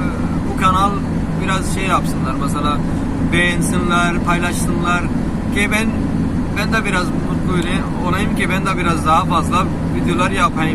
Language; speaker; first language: Turkish; non-native, learner; Urdu